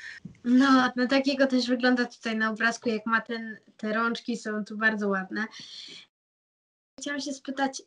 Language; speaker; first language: Polish; early bilingual, heritage; German